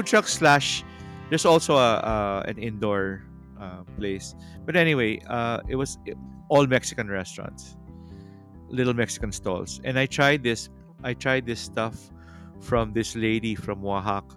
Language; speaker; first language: English; non-native, local second language; Filipino